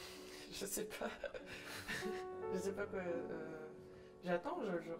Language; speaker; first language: French; native; French